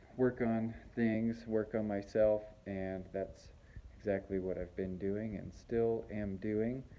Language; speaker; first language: English; native; English